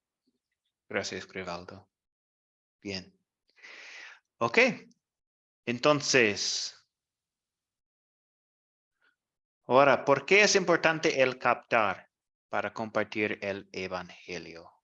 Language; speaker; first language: Spanish; non-native, fluent; English